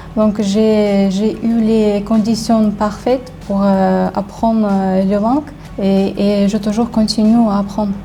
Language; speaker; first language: French; non-native, learner; Ukrainian